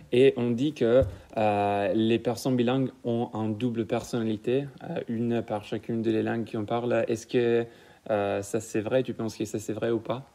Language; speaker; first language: French; non-native, fluent; Italian